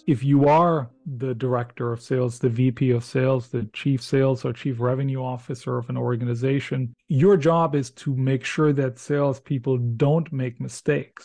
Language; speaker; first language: English; non-native, fluent; German